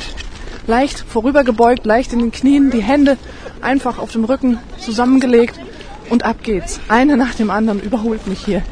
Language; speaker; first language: German; native; German